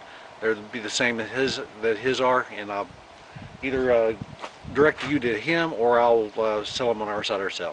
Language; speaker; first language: English; native; English